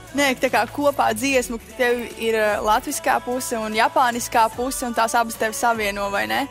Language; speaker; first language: Latvian; native; Latvian